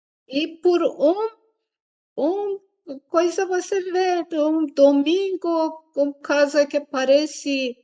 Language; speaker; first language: Portuguese; non-native, fluent; Persian